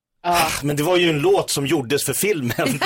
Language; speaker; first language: Swedish; native; Swedish